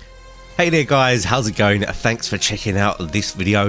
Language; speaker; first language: English; native; English